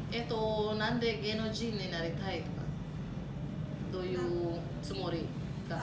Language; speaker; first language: Japanese; non-native, learner; Filipino